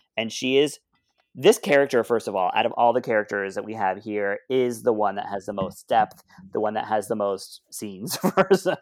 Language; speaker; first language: English; native; English